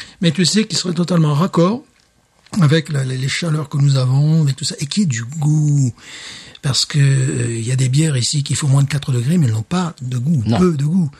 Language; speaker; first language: French; native; French